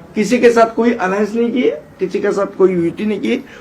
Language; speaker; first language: Hindi; non-native, local second language; Marathi